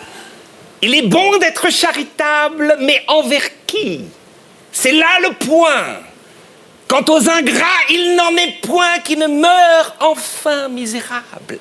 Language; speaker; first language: French; native; French